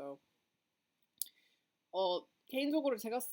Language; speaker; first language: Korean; non-native, learner; English